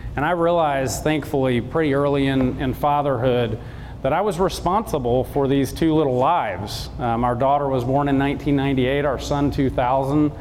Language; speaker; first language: English; native; English